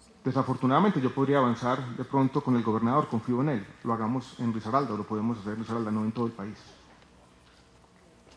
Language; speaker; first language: Spanish; native; Spanish